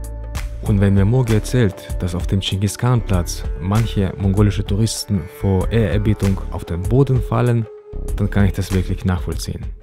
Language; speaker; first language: German; native; German